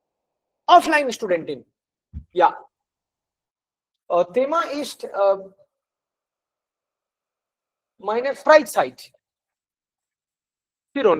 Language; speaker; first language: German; non-native, fluent; Hindi